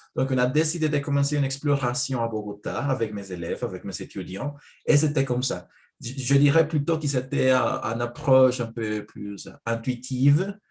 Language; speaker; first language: French; non-native, fluent; Spanish